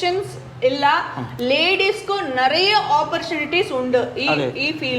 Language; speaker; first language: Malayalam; non-native, learner; Tamil